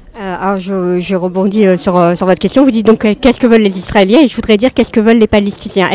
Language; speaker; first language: French; native; French